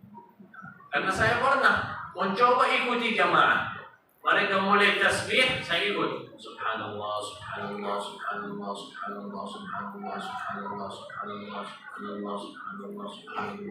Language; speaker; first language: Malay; non-native, fluent; Arabic